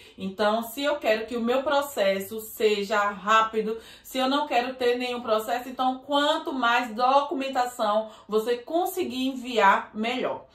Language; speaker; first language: Portuguese; native; Portuguese